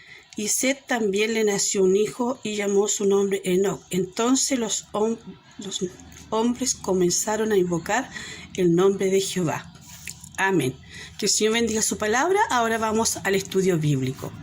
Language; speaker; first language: Spanish; native; Spanish